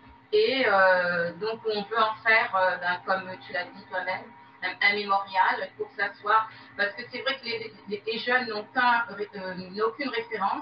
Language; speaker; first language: French; native; French